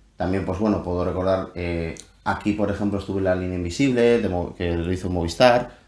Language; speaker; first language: Spanish; native; Spanish